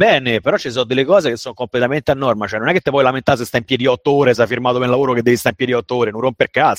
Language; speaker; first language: Italian; native; Italian